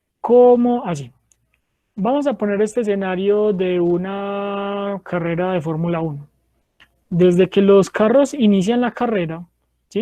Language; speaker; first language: Spanish; native; Spanish